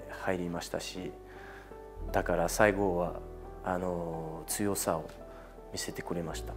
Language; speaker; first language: Japanese; non-native, fluent; French